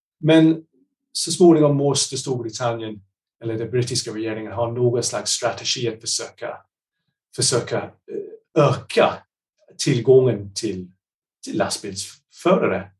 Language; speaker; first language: Swedish; non-native, fluent; English